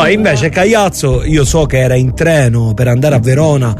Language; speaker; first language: Italian; native; Italian